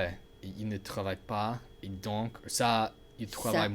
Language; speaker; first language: French; non-native, learner; English